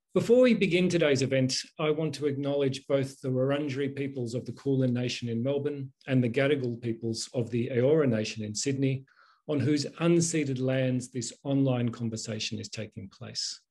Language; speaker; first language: English; native; English